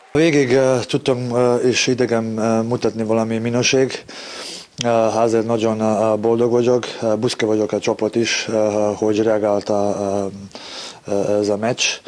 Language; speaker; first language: Hungarian; non-native, learner; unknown